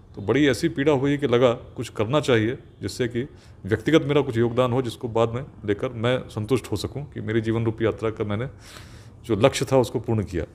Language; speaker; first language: Hindi; native; Hindi